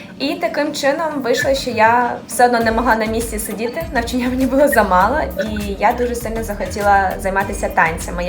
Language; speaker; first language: Ukrainian; native; Ukrainian